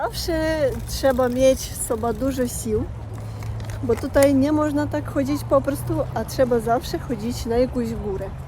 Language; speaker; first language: Polish; non-native, learner; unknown